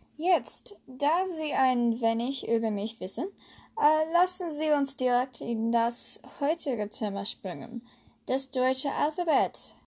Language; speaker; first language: German; non-native, learner; English